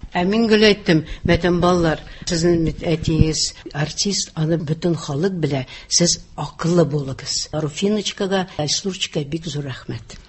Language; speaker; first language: Tatar; early bilingual, heritage; Tatar